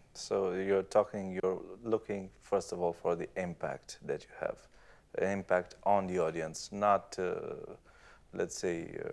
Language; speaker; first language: English; non-native, fluent; Romanian